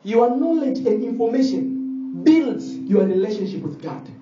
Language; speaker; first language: English; non-native, local second language; Swahili